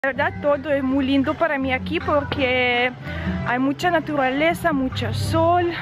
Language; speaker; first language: Spanish; non-native, fluent; Russian